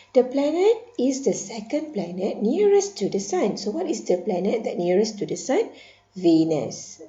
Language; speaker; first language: English; non-native, local second language; Malay